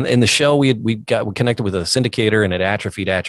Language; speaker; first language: English; native; English